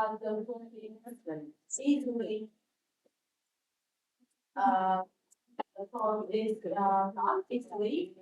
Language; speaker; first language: English; non-native, learner; Vietnamese